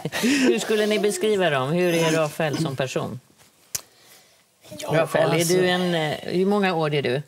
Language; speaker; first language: Swedish; native; Swedish